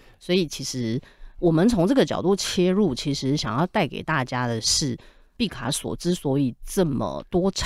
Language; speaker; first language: Chinese; native; Chinese